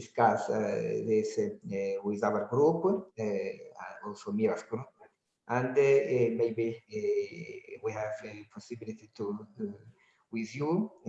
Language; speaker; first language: English; non-native, learner; Azerbaijani